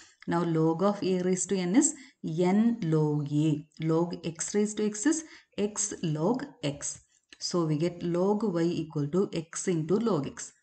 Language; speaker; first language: English; non-native, local second language; Malayalam